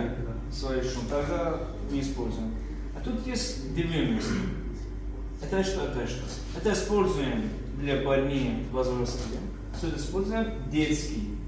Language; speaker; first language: Russian; non-native, fluent; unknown